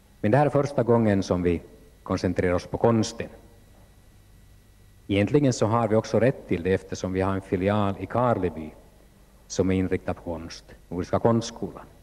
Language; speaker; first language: Swedish; native; Swedish